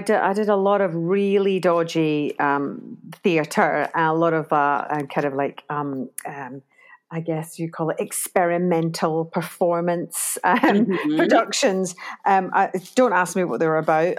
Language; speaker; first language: English; native; English